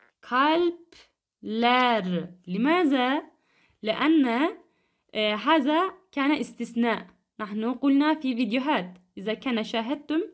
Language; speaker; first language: Arabic; non-native, fluent; Turkish